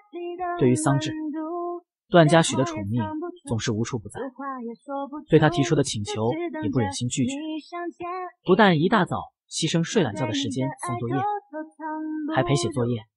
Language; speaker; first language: Chinese; native; Chinese